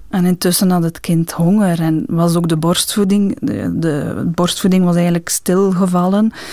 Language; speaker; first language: Dutch; native; Dutch